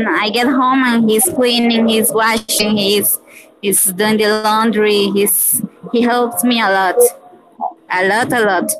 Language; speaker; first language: English; non-native, learner; Spanish